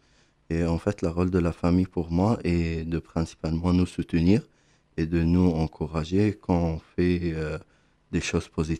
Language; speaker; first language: French; non-native, fluent; Arabic